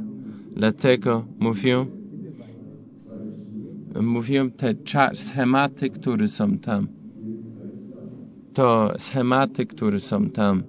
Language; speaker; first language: Polish; non-native, fluent; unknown